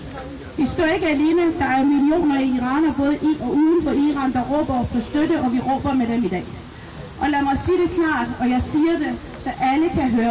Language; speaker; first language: Danish; non-native, fluent; Persian